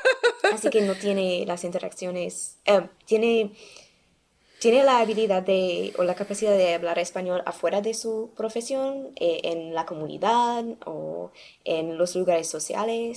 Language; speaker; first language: Spanish; non-native, learner; English